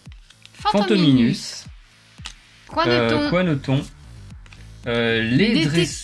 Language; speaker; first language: French; native; French